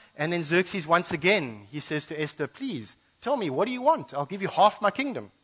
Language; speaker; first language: English; native; English